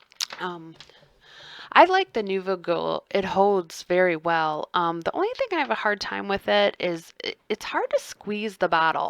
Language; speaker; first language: English; native; English